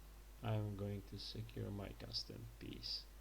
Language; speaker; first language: English; non-native, fluent; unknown